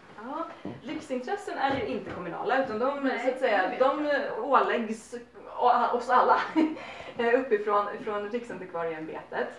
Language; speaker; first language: Swedish; native; Swedish